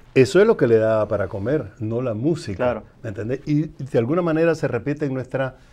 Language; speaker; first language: Spanish; native; Spanish